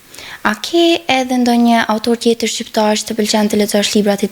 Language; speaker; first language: Albanian; native; Albanian